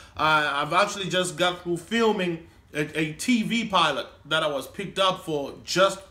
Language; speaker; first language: English; non-native, local second language; Shona